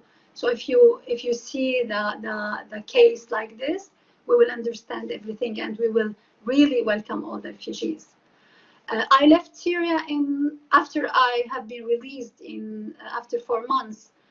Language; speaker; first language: English; non-native, fluent; Arabic